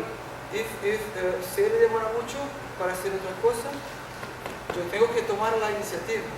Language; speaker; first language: Spanish; non-native, learner; Portuguese